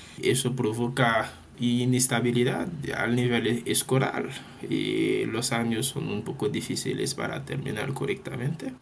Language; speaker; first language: Spanish; non-native, fluent; Haitian Creole